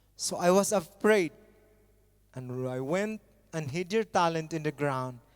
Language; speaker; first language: English; non-native, local second language; Filipino